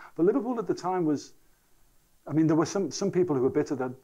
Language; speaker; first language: English; native; English